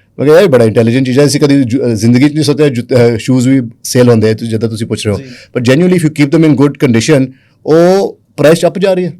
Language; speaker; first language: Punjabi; early bilingual, heritage; Punjabi